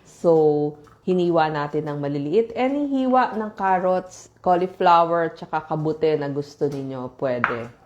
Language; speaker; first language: Filipino; native; Filipino